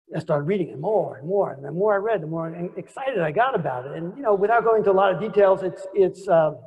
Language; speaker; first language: English; native; English